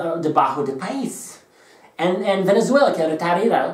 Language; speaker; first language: Spanish; non-native, learner; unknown